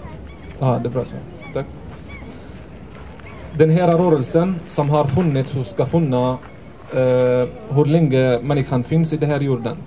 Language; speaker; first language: Swedish; non-native, fluent; Arabic